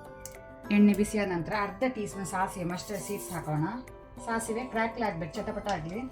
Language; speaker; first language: Kannada; native; Kannada